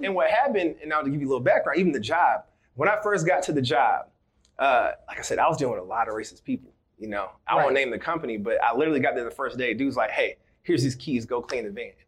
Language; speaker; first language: English; native; English